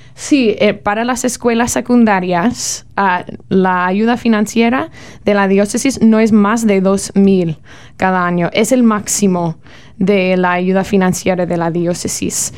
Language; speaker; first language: Spanish; non-native, learner; English